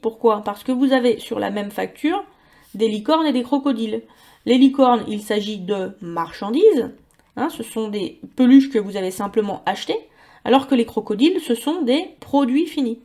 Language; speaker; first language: French; native; French